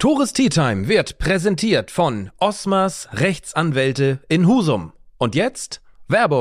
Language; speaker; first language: German; native; German